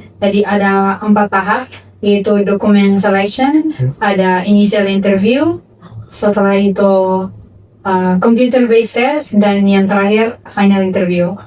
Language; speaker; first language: Indonesian; non-native, fluent; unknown